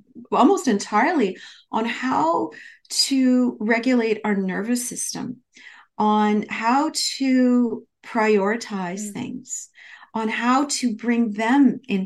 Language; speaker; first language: English; native; English